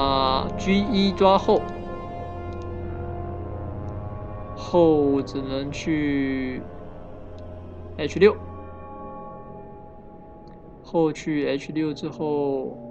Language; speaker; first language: Chinese; native; Chinese